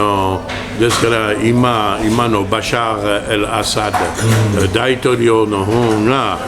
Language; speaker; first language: Japanese; non-native, learner; French